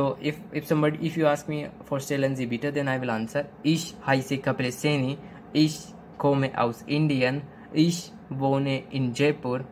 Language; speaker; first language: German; non-native, learner; Hindi